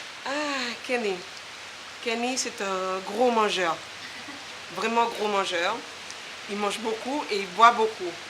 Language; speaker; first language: French; non-native, local second language; Seselwa Creole French